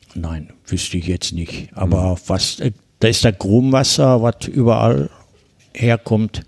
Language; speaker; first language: German; early bilingual, other home language; Turkish